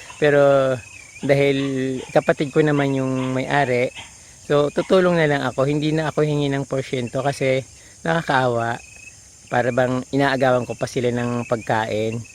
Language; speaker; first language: Filipino; non-native, local second language; Bikol